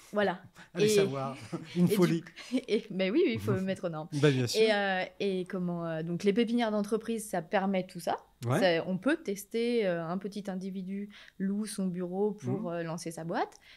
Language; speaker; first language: French; native; French